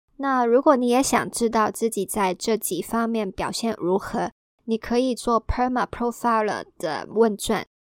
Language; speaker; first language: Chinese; non-native, local second language; Cantonese